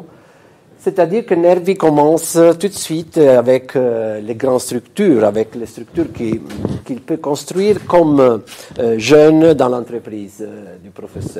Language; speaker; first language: French; non-native, fluent; Italian